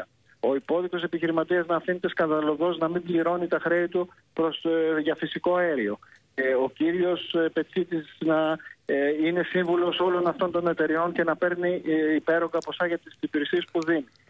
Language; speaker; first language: Greek; native; Greek